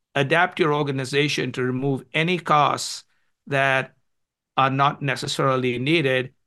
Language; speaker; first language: English; non-native, local second language; Gujarati